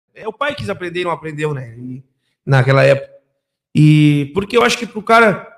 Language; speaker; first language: Portuguese; native; Portuguese